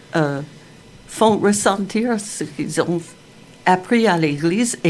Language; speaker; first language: French; non-native, fluent; English